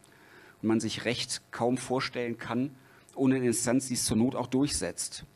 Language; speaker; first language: German; native; German